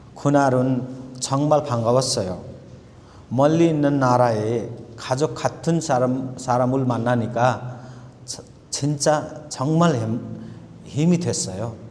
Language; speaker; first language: Korean; non-native, fluent; Nepali